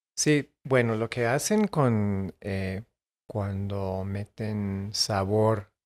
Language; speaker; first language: Spanish; non-native, fluent; English